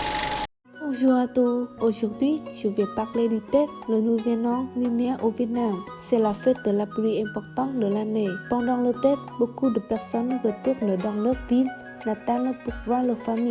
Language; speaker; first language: French; non-native, learner; Vietnamese